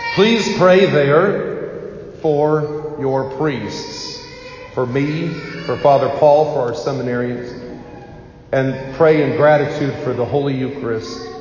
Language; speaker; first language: English; native; English